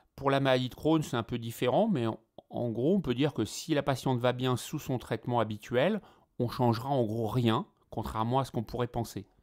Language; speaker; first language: French; native; French